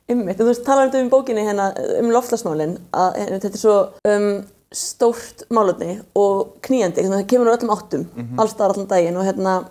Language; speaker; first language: Icelandic; native; Icelandic